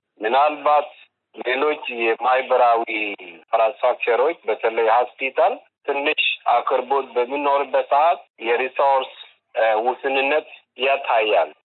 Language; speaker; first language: Amharic; non-native, local second language; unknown